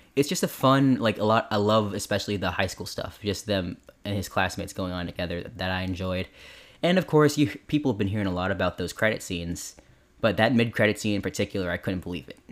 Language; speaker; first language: English; early bilingual, other home language; Filipino